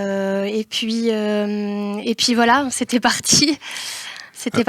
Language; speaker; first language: French; native; French